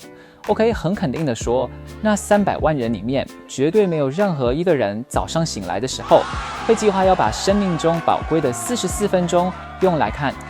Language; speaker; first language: Chinese; native; Chinese